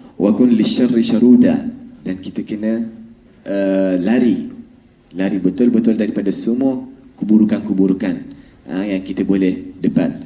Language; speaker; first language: Malay; non-native, fluent; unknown